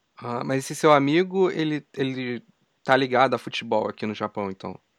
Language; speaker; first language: Portuguese; native; Portuguese